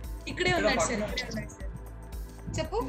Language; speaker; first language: Telugu; native; Telugu